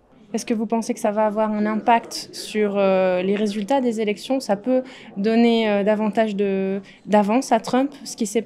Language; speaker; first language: French; native; French